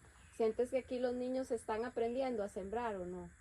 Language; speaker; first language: Spanish; native; Spanish